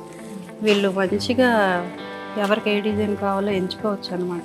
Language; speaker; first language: Telugu; native; Telugu